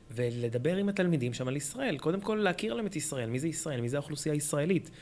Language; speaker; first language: Hebrew; early bilingual, other home language; Arabic